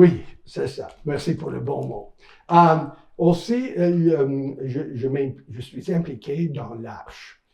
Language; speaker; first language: French; non-native, local second language; English